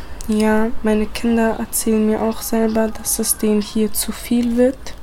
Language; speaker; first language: German; early bilingual, other home language; Bosnian